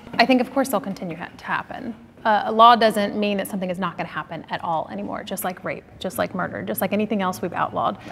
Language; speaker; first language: English; native; English